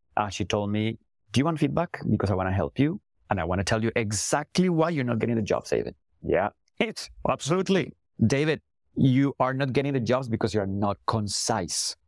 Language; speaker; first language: English; non-native, fluent; Spanish